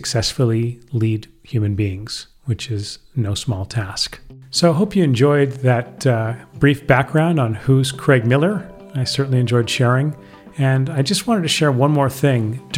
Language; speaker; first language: English; native; English